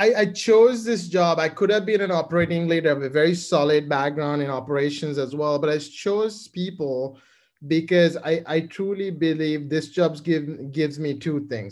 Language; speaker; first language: English; non-native, local second language; Sinhala